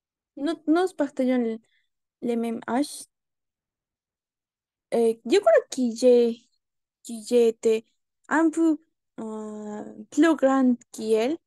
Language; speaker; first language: French; non-native, learner; Spanish